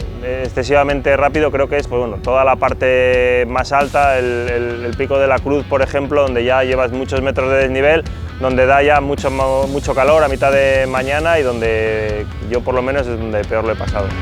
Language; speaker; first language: Spanish; native; Spanish